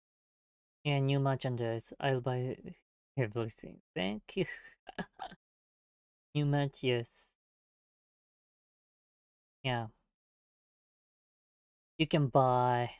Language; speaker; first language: English; non-native, learner; Japanese